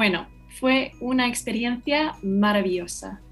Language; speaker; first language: Spanish; non-native, fluent; English